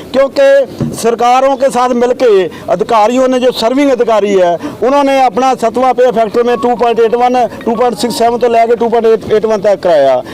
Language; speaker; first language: Hindi; non-native, local second language; Punjabi